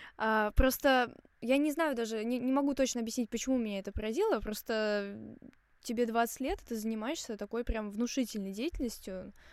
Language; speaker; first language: Russian; native; Russian